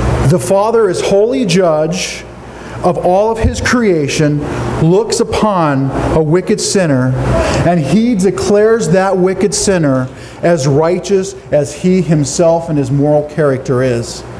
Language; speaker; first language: English; native; English